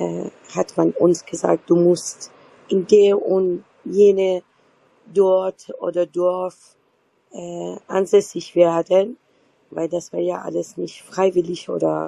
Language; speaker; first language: German; non-native, fluent; Persian